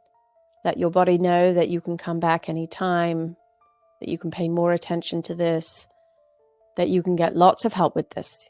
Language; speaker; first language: English; native; English